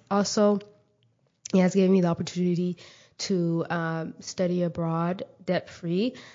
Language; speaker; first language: English; early bilingual, other home language; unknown